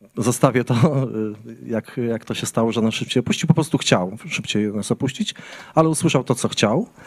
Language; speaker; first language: Polish; native; Polish